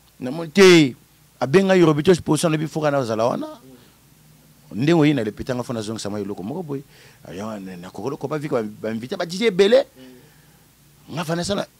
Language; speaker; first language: Lingala; native; Lingala